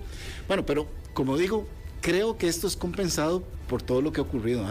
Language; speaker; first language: Spanish; native; Spanish